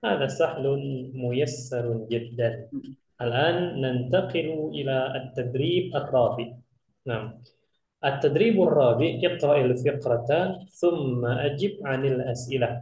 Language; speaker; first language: Arabic; non-native, fluent; Indonesian